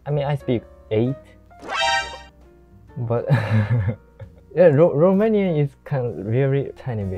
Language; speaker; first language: English; non-native, fluent; Japanese